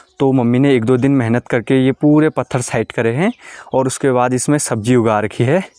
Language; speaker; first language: Hindi; non-native, local second language; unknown